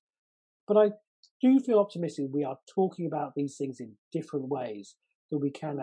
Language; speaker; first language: English; native; English